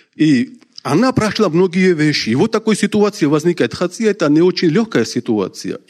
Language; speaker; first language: Russian; non-native, local second language; Georgian